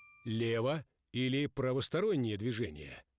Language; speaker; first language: Russian; native; Russian